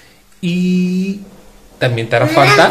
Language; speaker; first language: Spanish; native; Spanish